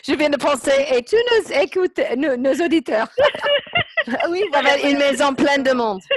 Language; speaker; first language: French; non-native, fluent; English